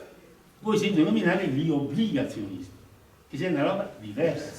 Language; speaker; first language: Italian; native; Italian